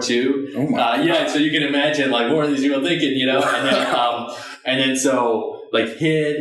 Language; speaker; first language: English; native; English